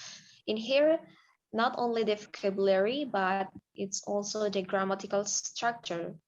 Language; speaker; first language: English; non-native, learner; Indonesian